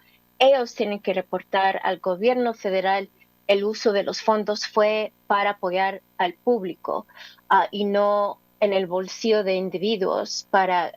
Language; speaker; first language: Spanish; early bilingual, heritage; English